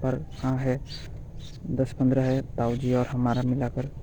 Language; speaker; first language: Hindi; non-native, local second language; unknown